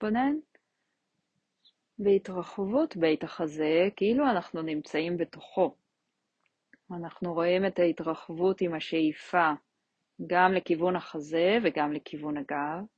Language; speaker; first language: Hebrew; native; Hebrew